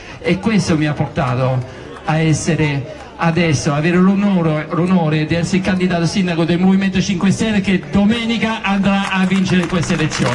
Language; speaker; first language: Italian; non-native, fluent; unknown